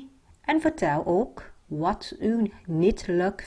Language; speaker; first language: Dutch; non-native, fluent; Vietnamese